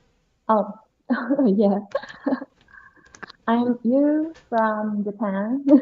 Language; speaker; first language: English; non-native, learner; Japanese